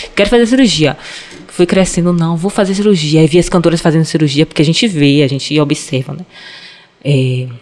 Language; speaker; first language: Portuguese; native; Portuguese